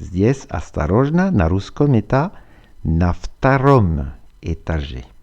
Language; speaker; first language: Russian; non-native, fluent; French